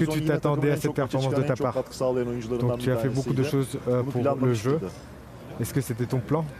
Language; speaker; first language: French; non-native, fluent; Turkish